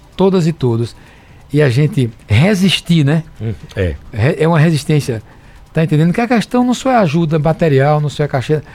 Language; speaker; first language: Portuguese; native; Portuguese